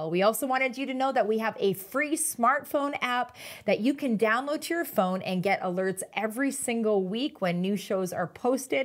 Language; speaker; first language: English; native; English